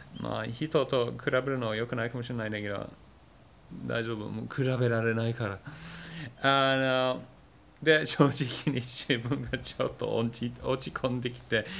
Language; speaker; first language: Japanese; non-native, fluent; English